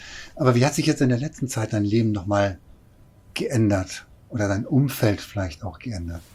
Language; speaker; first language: German; native; German